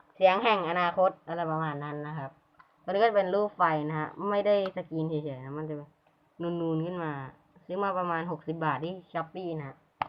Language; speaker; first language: Thai; native; Thai